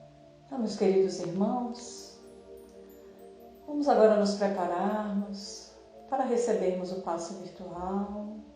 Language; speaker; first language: Portuguese; native; Portuguese